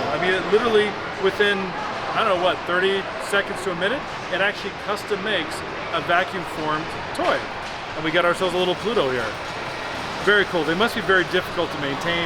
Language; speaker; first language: English; native; English